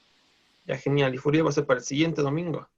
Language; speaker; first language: Spanish; native; Spanish